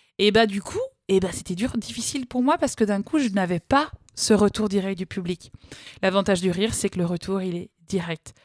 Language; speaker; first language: French; native; French